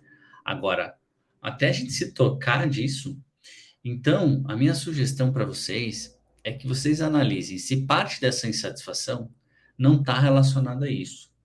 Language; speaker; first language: Portuguese; native; Portuguese